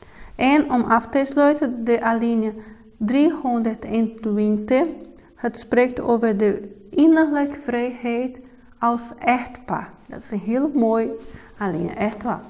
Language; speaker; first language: Dutch; non-native, fluent; Portuguese